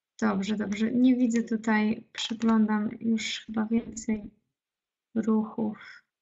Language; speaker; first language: Polish; native; Polish